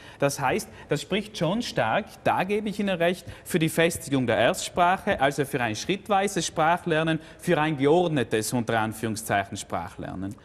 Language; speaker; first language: German; native; German